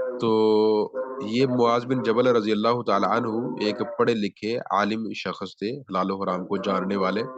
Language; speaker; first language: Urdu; non-native, local second language; Punjabi